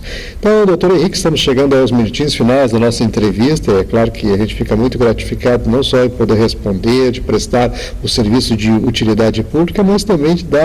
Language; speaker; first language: Portuguese; native; Portuguese